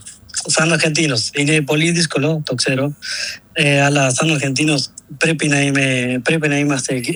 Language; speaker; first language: Greek; non-native, learner; Spanish